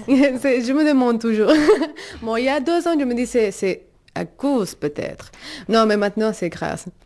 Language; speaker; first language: French; non-native, fluent; Spanish